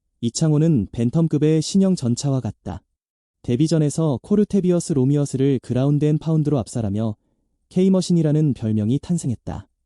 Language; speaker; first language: Korean; native; Korean